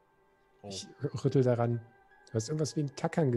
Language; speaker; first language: German; native; German